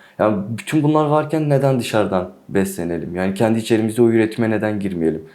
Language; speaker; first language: Turkish; non-native, local second language; Kurdish